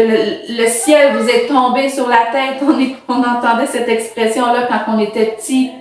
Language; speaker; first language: French; native; French